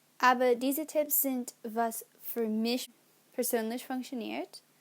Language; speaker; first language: German; non-native, learner; English